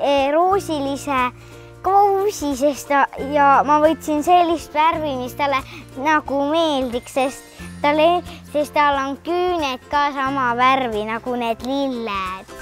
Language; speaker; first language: Estonian; native; Estonian